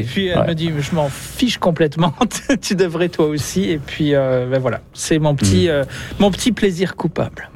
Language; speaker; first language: French; native; French